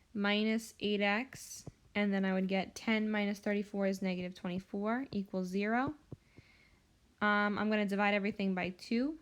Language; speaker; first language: English; native; English